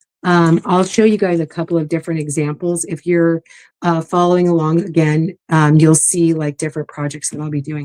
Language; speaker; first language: English; native; English